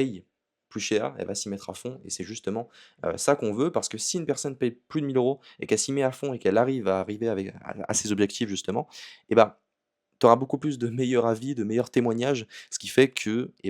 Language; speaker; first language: French; native; French